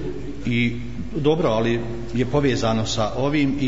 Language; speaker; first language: Croatian; native; Croatian